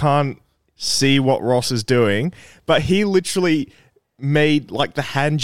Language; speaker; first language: English; native; English